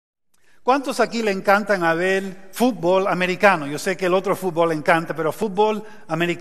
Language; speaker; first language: Spanish; non-native, fluent; English